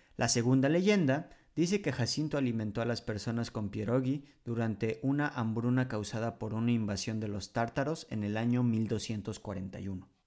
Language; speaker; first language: Spanish; native; Spanish